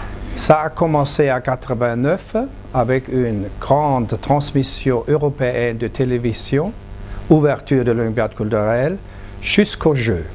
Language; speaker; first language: French; non-native, fluent; German